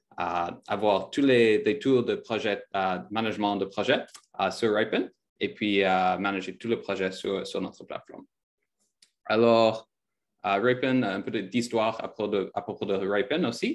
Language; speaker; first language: French; non-native, fluent; English